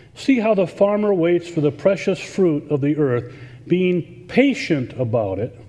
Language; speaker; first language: English; native; English